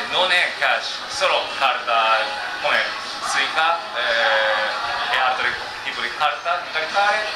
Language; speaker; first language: Italian; non-native, learner; Japanese